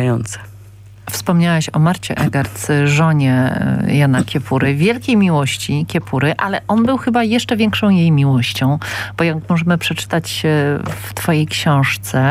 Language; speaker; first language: Polish; native; Polish